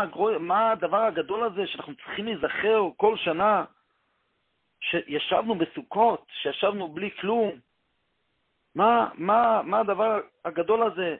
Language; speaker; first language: Hebrew; non-native, local second language; Yiddish